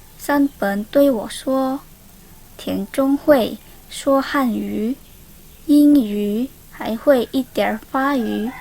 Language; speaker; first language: Chinese; non-native, learner; Indonesian